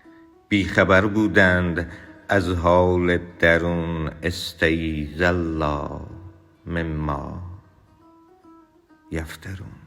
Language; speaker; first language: Persian; native; Persian